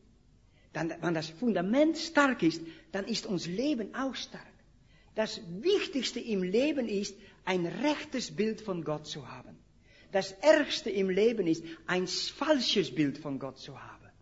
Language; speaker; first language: German; non-native, fluent; Dutch